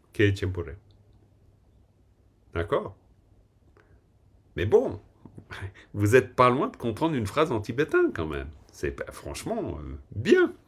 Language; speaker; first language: French; native; French